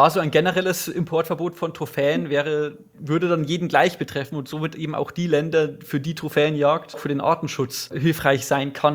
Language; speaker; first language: German; native; German